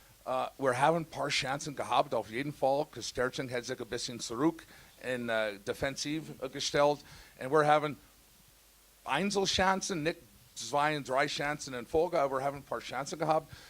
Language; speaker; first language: German; non-native, learner; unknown